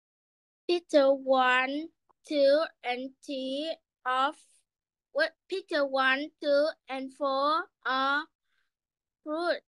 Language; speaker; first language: English; non-native, learner; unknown